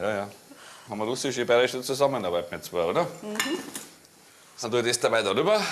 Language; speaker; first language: German; native; German